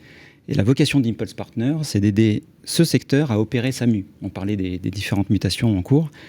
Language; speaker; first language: French; native; French